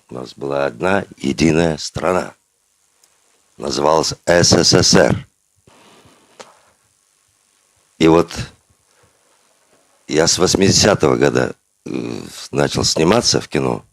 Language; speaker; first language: Russian; non-native, local second language; Uzbek